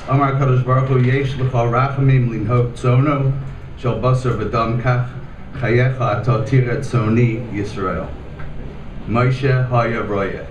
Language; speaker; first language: Hebrew; non-native, fluent; English